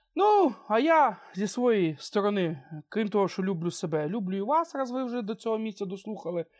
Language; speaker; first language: Ukrainian; non-native, local second language; Russian